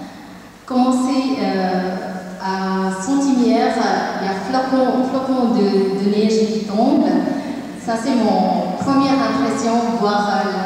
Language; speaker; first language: French; non-native, learner; Tamil